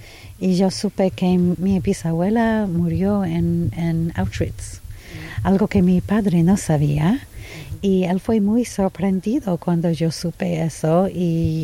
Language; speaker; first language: Spanish; non-native, fluent; English